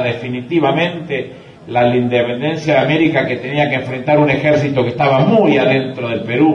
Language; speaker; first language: Spanish; native; Spanish